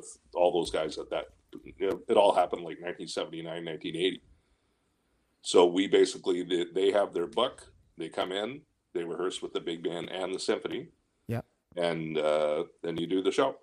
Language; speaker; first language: English; native; English